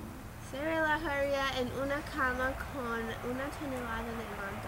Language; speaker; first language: Spanish; non-native, learner; English